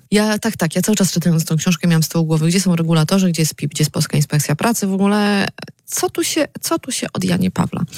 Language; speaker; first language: Polish; native; Polish